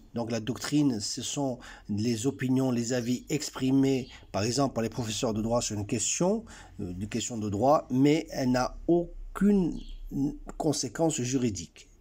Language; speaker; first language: French; non-native, local second language; Arabic